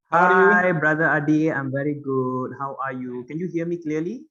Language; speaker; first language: English; non-native, fluent; Malay